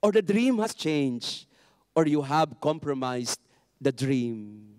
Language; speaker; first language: English; non-native, local second language; Filipino